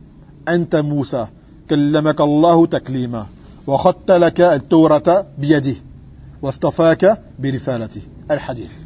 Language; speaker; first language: Arabic; non-native, fluent; French